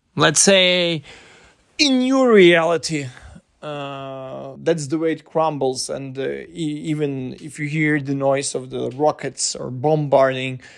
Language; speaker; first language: English; non-native, fluent; Ukrainian